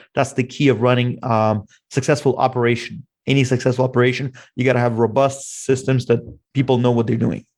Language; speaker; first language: English; non-native, fluent; Russian